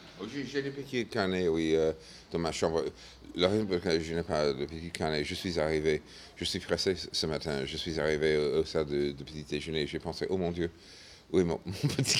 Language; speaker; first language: French; non-native, fluent; English